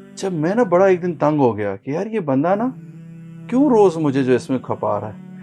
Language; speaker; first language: Urdu; non-native, local second language; Pashto